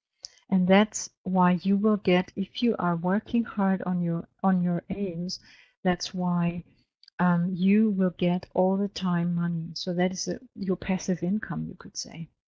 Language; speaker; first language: English; non-native, fluent; German